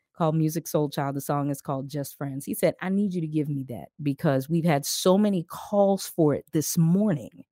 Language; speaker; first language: English; native; English